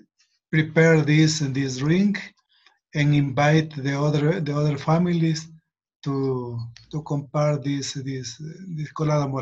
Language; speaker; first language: English; non-native, learner; Spanish